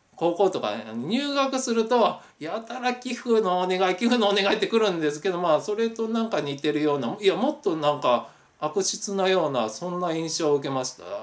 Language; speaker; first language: Japanese; native; Japanese